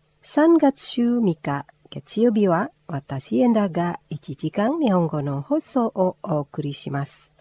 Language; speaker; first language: Japanese; non-native, fluent; Indonesian